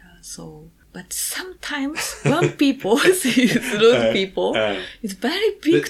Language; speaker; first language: English; non-native, learner; Japanese